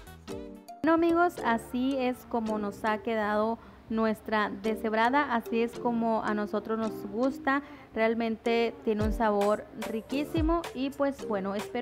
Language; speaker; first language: Spanish; native; Spanish